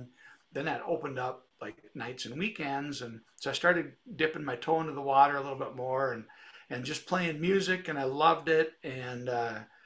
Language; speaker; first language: English; native; English